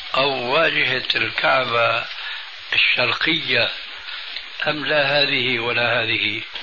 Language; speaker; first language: Arabic; early bilingual, other home language; Albanian